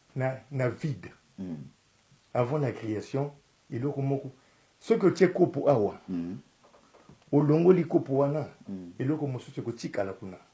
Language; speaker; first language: Lingala; native; Lingala